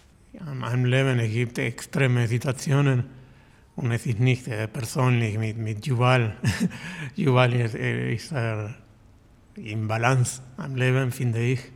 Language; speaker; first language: German; non-native, learner; Spanish